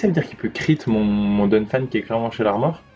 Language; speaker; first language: French; native; French